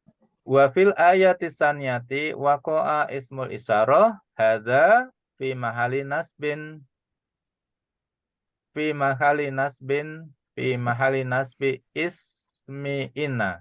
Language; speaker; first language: Arabic; non-native, fluent; Indonesian